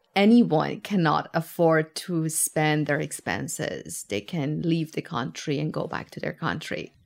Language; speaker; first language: English; non-native, fluent; Persian